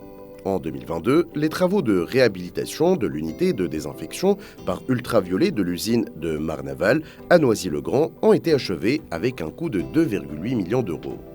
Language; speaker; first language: French; native; French